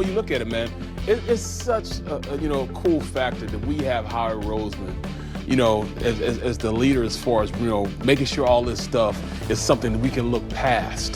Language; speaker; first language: English; native; English